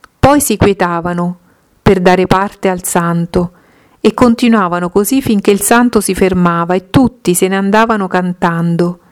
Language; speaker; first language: Italian; native; Italian